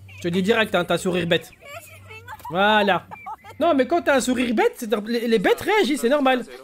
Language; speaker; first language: French; native; French